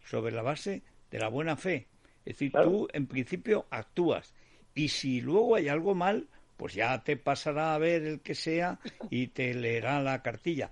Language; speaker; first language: Spanish; native; Spanish